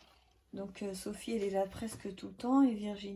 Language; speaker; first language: French; native; French